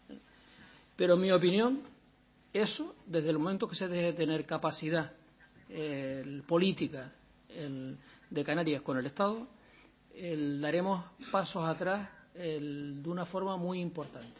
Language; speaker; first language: Spanish; native; Spanish